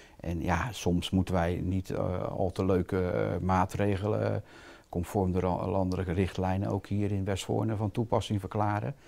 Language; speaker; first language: Dutch; native; Dutch